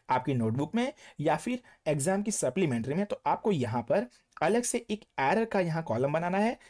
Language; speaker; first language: Hindi; non-native, local second language; Gujarati